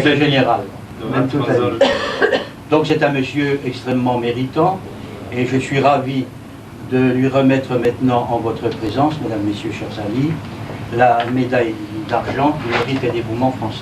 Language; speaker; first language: French; native; French